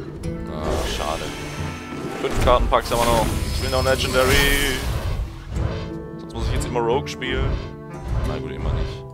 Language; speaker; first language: German; native; German